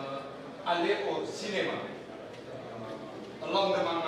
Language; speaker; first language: French; non-native, learner; Indonesian